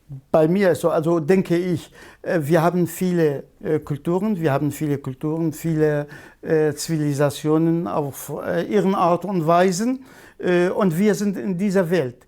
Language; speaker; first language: German; non-native, fluent; Kurdish